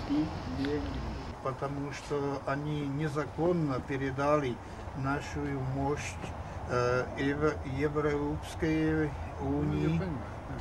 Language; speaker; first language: Russian; non-native, local second language; Czech